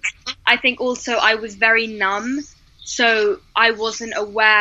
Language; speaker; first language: English; native; English